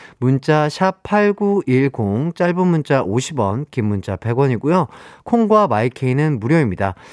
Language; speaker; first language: Korean; native; Korean